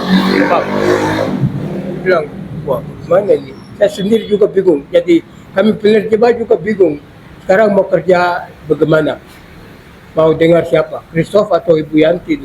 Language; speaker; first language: Indonesian; non-native, local second language; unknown